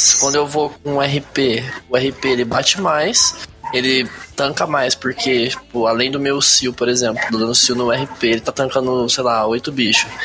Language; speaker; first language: Portuguese; native; Portuguese